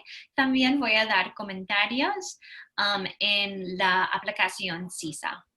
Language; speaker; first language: Spanish; non-native, fluent; English